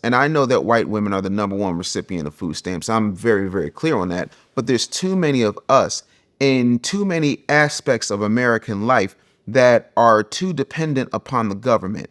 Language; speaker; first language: English; native; English